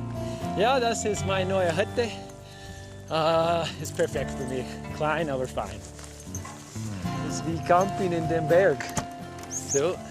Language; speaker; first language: German; non-native, learner; English